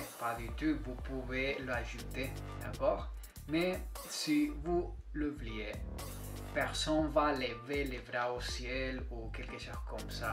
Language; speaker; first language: French; non-native, fluent; Spanish